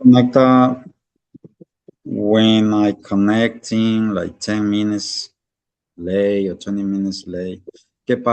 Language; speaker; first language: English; non-native, learner; Spanish